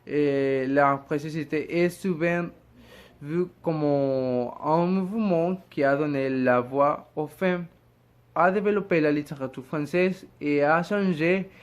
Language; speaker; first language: French; non-native, fluent; Spanish